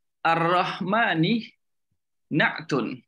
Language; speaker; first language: Arabic; non-native, fluent; Indonesian